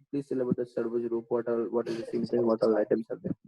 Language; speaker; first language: English; non-native, local second language; Hindi